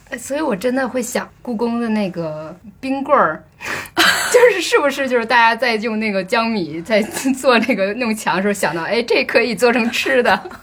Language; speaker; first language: Chinese; native; Chinese